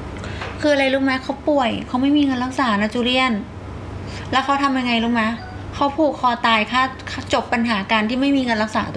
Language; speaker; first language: Thai; native; Thai